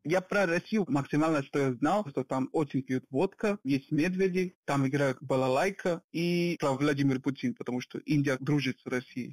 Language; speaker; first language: Russian; non-native, fluent; Hindi